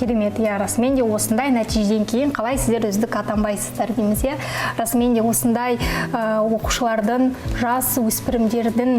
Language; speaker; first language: Kazakh; native; Kazakh